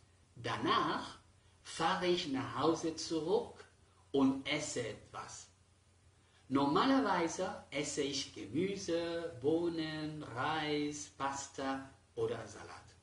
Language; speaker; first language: German; non-native, fluent; Spanish